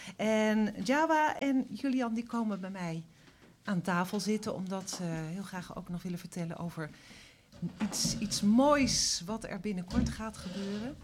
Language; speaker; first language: Dutch; native; Dutch